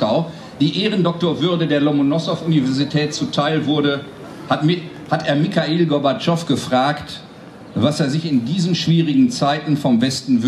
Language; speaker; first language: German; native; German